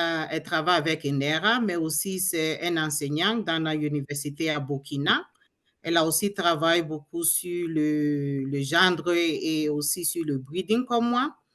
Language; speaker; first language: French; non-native, learner; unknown